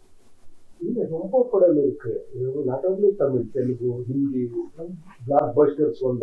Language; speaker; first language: Tamil; non-native, learner; Kannada